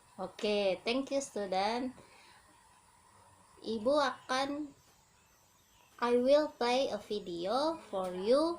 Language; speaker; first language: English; non-native, learner; Indonesian